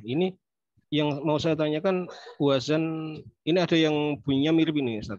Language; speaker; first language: Indonesian; native; Indonesian